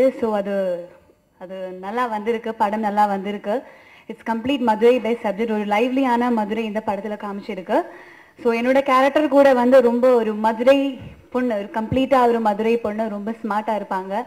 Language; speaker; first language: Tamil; non-native, learner; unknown